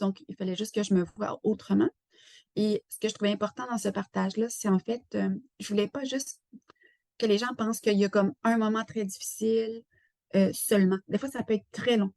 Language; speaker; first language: French; native; French